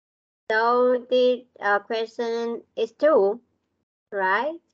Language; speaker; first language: English; non-native, learner; Vietnamese